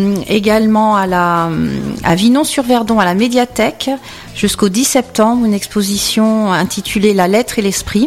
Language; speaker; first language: French; native; French